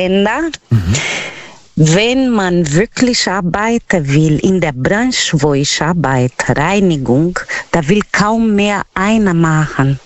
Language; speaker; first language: German; non-native, learner; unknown